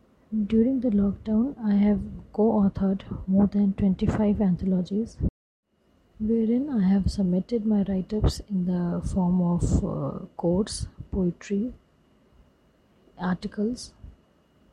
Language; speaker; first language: English; non-native, local second language; Hindi